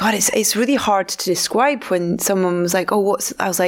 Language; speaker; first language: English; native; English